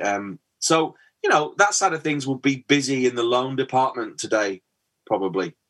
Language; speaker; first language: English; native; English